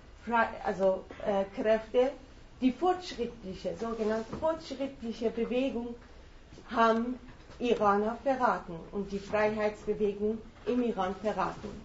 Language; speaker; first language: German; non-native, fluent; Persian